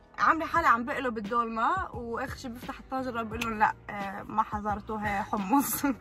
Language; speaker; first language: Arabic; early bilingual, heritage; Arabic